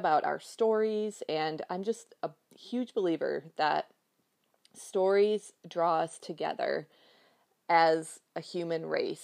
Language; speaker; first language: English; native; English